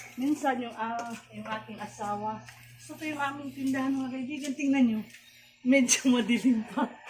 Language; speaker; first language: Filipino; non-native, local second language; Cebuano